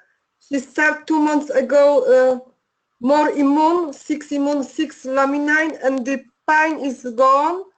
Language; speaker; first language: English; non-native, learner; Polish